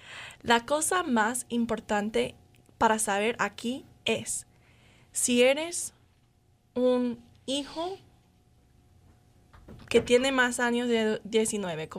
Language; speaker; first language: Spanish; non-native, learner; English